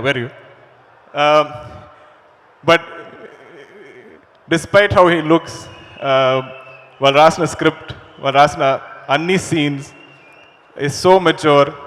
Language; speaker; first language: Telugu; non-native, learner; Malayalam